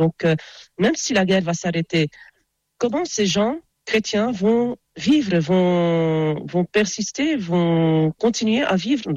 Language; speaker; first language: French; non-native, local second language; Arabic